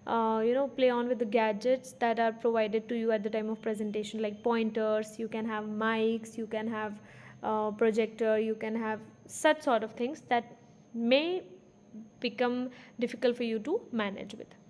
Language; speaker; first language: English; non-native, fluent; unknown